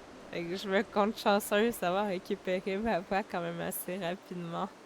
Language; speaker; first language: French; native; French